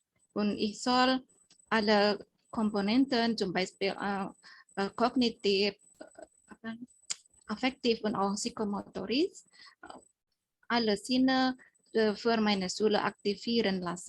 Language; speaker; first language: German; non-native, learner; Indonesian